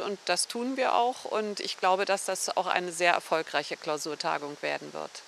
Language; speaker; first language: German; native; German